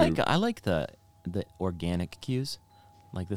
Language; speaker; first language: English; native; English